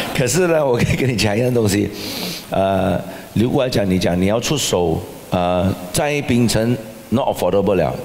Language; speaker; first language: Chinese; native; Chinese